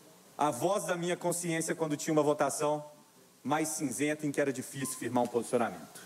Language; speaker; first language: Portuguese; native; Portuguese